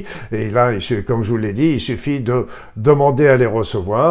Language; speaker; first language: French; native; French